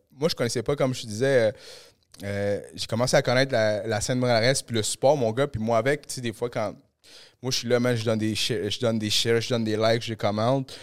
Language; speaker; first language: French; native; French